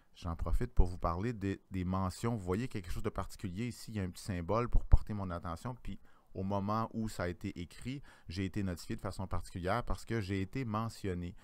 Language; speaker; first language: French; native; French